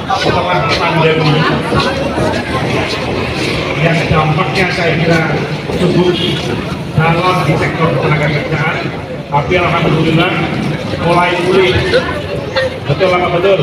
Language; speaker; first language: Indonesian; native; Indonesian